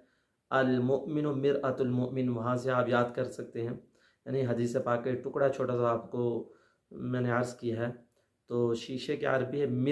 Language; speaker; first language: Urdu; native; Urdu